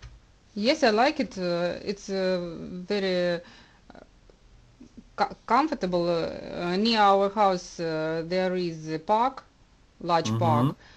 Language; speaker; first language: English; non-native, learner; Russian